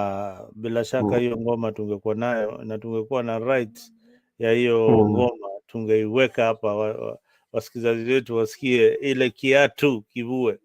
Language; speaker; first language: Swahili; non-native, local second language; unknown